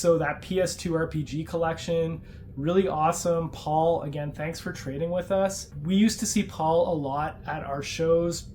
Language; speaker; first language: English; native; English